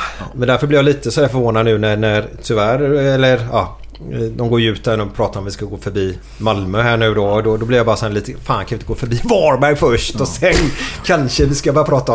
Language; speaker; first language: Swedish; native; Swedish